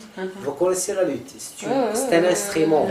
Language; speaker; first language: French; non-native, local second language; Arabic